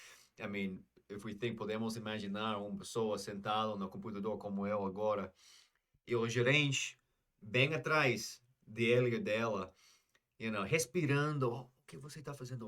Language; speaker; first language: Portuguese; non-native, fluent; English